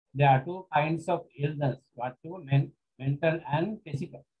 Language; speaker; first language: English; non-native, local second language; Sinhala